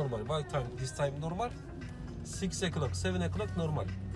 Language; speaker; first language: English; non-native, learner; Turkish